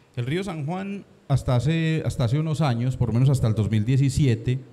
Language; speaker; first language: Spanish; native; Spanish